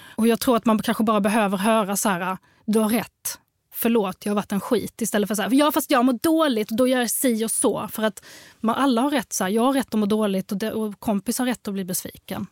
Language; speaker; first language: Swedish; early bilingual, other home language; Arabic